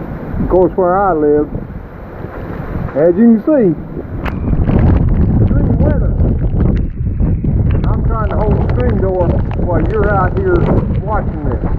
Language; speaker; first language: English; native; English